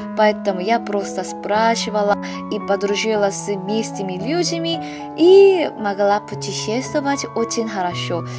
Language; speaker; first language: Russian; non-native, fluent; Korean